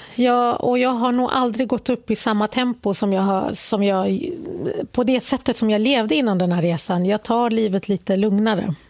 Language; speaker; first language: Swedish; early bilingual, other home language; Arabic